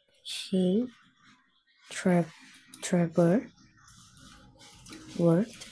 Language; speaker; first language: English; non-native, learner; Korean